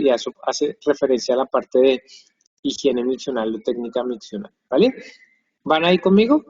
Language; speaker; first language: Spanish; native; Spanish